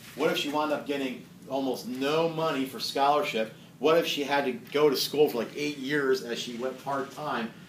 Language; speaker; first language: English; native; English